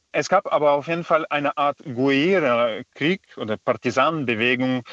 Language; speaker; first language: German; non-native, fluent; Belarusian